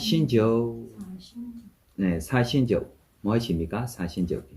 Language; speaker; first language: Korean; non-native, fluent; Burmese